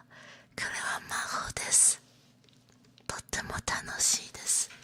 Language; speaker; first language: Japanese; non-native, learner; Chinese